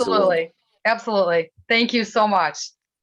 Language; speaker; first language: English; native; English